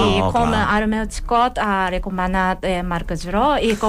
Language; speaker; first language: Catalan; non-native, learner; Japanese